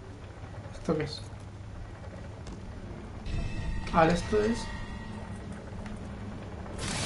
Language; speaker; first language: Spanish; native; Spanish